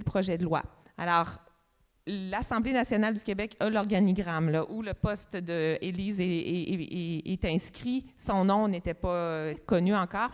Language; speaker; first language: French; native; French